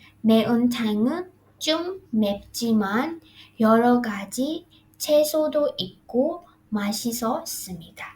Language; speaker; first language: Korean; non-native, fluent; Burmese